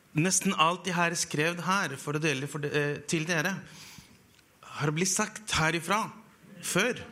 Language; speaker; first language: Norwegian; non-native, fluent; Spanish